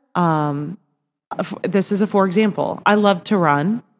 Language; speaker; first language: English; native; English